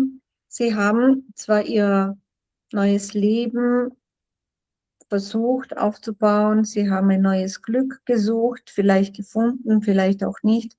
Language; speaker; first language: German; non-native, fluent; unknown